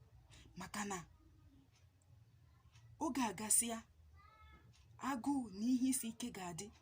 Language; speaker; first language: Igbo; native; Igbo